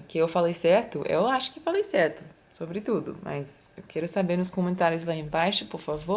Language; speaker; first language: Portuguese; non-native, fluent; English